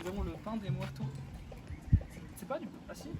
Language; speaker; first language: French; native; French